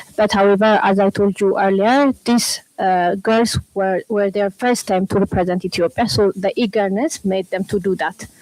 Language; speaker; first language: English; non-native, local second language; Amharic